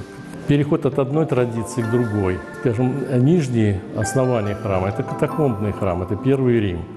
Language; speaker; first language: Russian; native; Russian